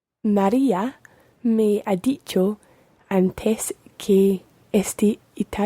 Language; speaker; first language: Spanish; non-native, learner; English